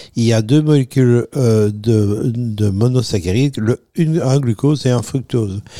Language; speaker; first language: French; non-native, fluent; Italian